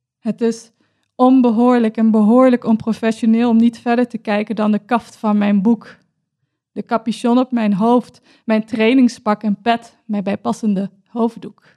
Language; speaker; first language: Dutch; early bilingual, other home language; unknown